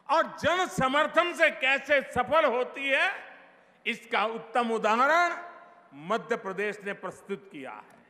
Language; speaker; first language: Hindi; non-native, local second language; Gujarati